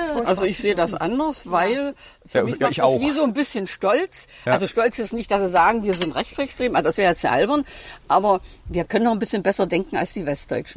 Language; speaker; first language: German; native; German